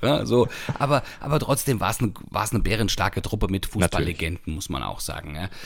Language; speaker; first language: German; native; German